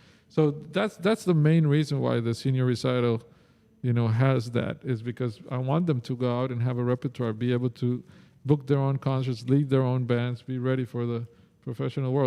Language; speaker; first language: English; non-native, fluent; Spanish